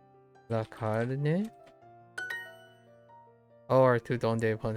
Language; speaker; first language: Spanish; non-native, learner; English